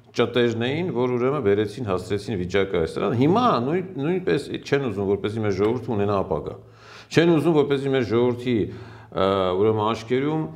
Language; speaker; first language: Armenian; native; Armenian